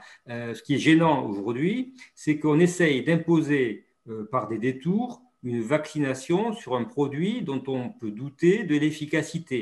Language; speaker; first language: French; native; French